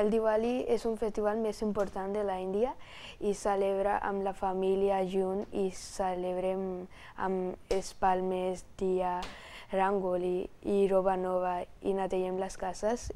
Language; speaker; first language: Catalan; early bilingual, other home language; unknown